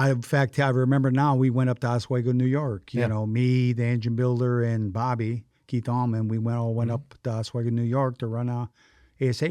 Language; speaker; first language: English; native; English